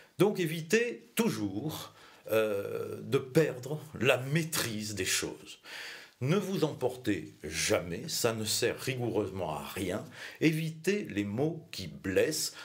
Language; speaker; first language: French; native; French